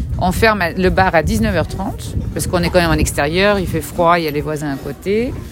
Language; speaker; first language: French; non-native, local second language; Dutch